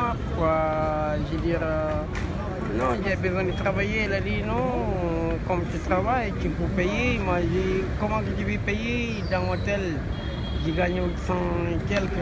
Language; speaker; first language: French; non-native, learner; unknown